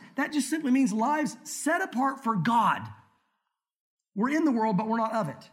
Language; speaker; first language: English; native; English